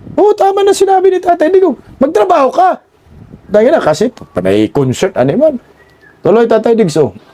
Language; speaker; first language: Filipino; non-native, local second language; Cebuano